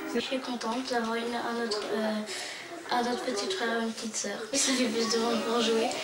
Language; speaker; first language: French; native; French